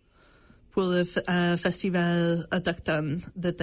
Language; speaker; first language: French; non-native, local second language; English